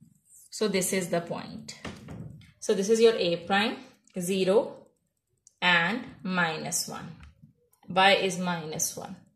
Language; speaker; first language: English; non-native, local second language; Urdu